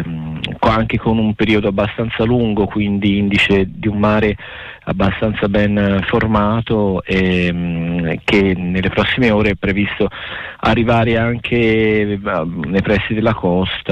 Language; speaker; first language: Italian; native; Italian